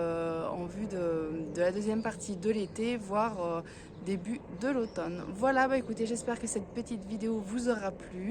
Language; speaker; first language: French; native; French